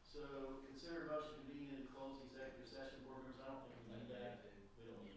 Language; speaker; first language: English; native; English